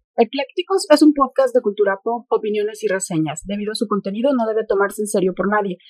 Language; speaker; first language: Spanish; native; Spanish